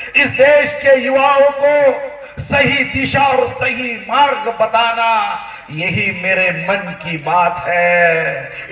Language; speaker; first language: Hindi; non-native, local second language; Marathi